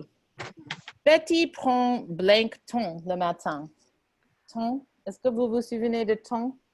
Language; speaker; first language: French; non-native, fluent; English